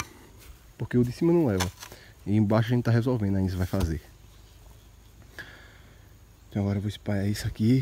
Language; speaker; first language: Portuguese; native; Portuguese